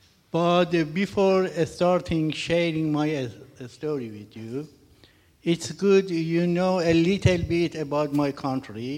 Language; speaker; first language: English; non-native, learner; Persian